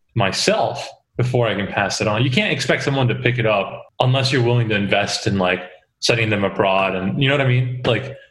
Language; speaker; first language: English; early bilingual, other home language; Korean